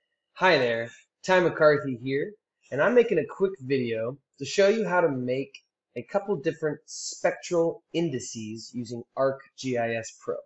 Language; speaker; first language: English; native; English